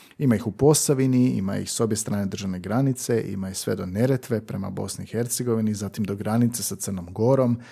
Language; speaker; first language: Croatian; native; Croatian